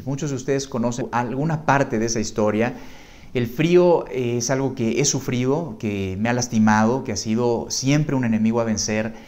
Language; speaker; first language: Spanish; native; Spanish